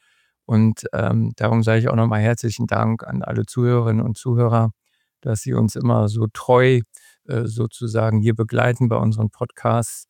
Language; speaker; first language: German; native; German